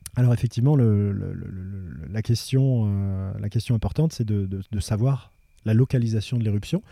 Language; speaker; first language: French; native; French